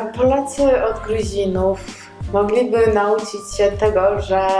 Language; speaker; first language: Polish; non-native, learner; Georgian